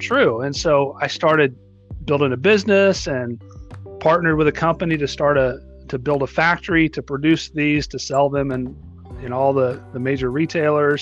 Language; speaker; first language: English; native; English